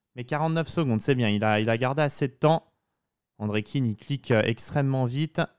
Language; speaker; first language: French; native; French